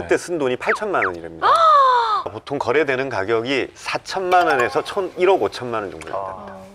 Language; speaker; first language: Korean; native; Korean